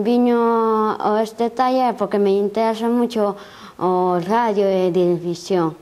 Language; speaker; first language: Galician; non-native, local second language; Spanish